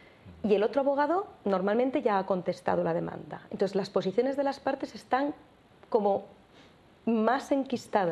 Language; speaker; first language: Spanish; native; Spanish